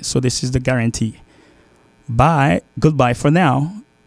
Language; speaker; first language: English; non-native, fluent; Haitian Creole